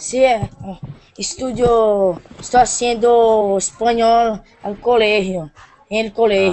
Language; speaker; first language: Spanish; non-native, learner; Portuguese